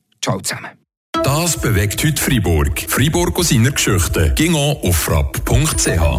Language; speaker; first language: German; native; German